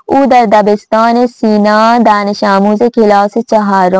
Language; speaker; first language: Persian; non-native, fluent; Urdu